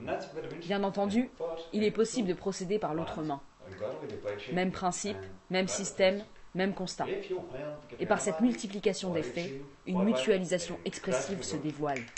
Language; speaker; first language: French; native; French